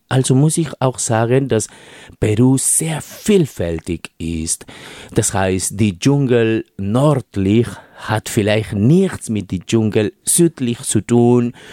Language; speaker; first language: German; non-native, fluent; Spanish